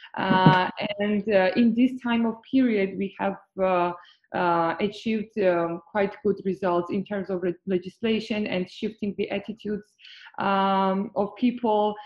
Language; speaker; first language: English; non-native, fluent; Georgian